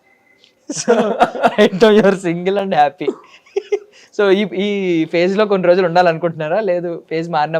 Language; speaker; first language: Telugu; native; Telugu